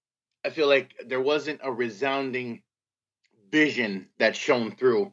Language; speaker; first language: English; native; English